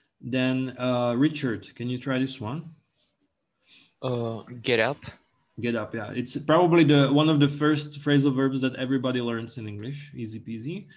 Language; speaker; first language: English; non-native, local second language; Czech